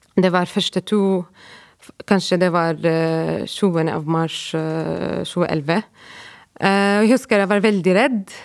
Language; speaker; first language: Norwegian; non-native, fluent; Arabic